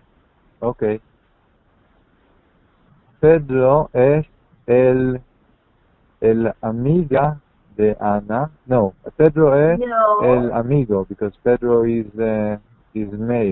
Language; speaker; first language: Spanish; non-native, learner; English